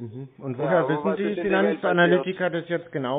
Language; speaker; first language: German; native; German